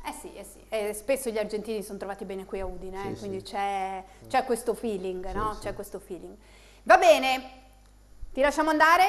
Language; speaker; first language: Italian; native; Italian